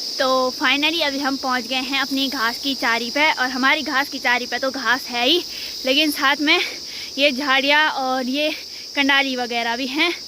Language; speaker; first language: Hindi; native; Hindi